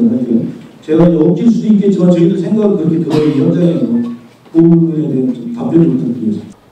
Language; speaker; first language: Korean; native; Korean